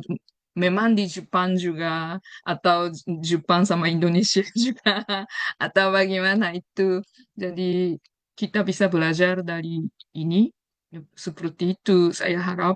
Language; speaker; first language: Indonesian; non-native, fluent; Japanese